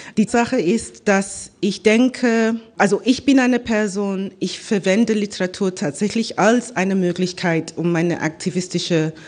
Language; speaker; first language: German; non-native, fluent; English